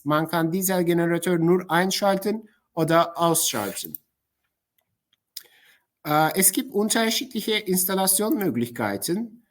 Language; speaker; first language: German; non-native, fluent; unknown